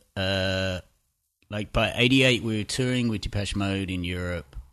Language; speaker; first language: English; native; English